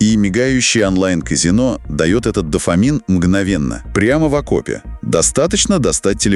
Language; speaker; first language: Russian; native; Russian